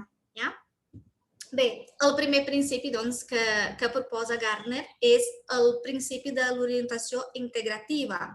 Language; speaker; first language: Catalan; non-native, fluent; Portuguese